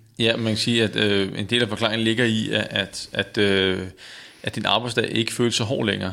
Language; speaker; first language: Danish; native; Danish